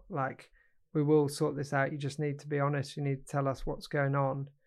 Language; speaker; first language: English; native; English